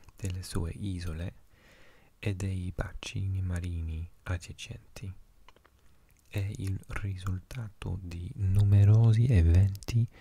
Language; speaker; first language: Italian; non-native, learner; Welsh